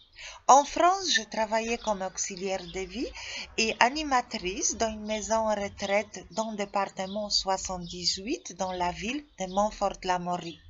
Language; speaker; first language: French; non-native, fluent; Polish